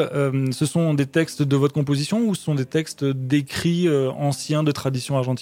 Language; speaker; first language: French; native; French